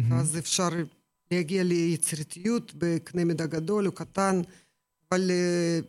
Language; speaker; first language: Hebrew; non-native, fluent; Russian